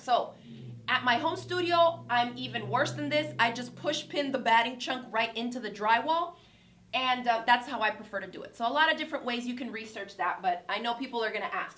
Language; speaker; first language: English; native; English